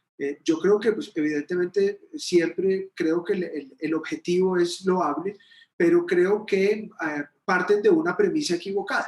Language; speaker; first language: Spanish; native; Spanish